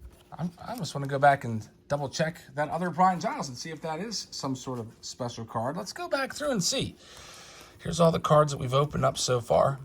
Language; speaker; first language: English; native; English